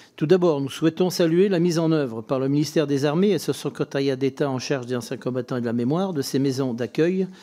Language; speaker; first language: French; native; French